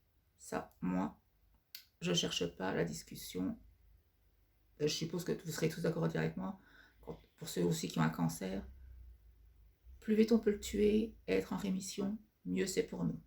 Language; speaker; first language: French; native; French